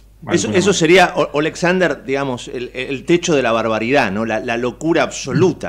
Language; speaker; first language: Spanish; native; Spanish